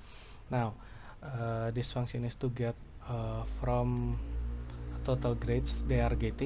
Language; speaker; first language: English; non-native, local second language; Indonesian